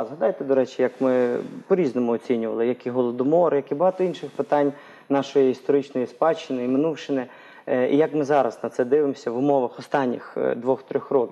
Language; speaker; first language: Ukrainian; native; Ukrainian